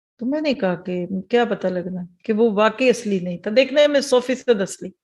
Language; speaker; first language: Urdu; early bilingual, heritage; Urdu